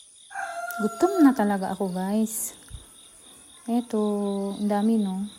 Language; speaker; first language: Filipino; non-native, local second language; Iloko